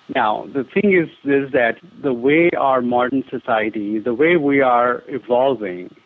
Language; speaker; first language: English; non-native, local second language; Hindi